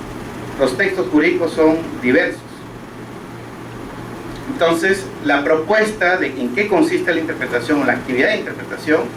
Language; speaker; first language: Spanish; native; Spanish